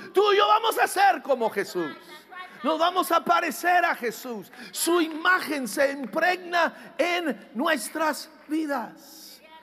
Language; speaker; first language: Spanish; non-native, fluent; English